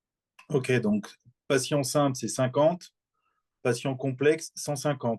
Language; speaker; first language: French; native; French